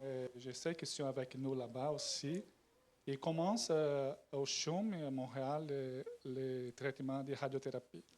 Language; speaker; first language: French; non-native, learner; Portuguese